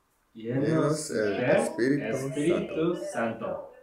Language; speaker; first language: Spanish; non-native, learner; Korean